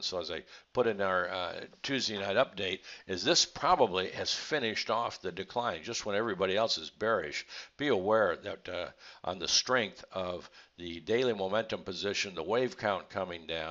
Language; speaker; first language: English; native; English